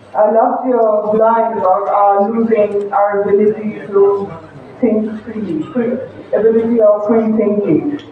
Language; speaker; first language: English; non-native, local second language; Assamese